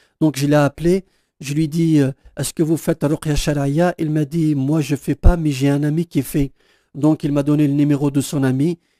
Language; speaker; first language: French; non-native, local second language; Kabyle